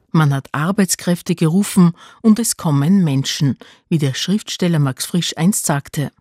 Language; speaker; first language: German; native; German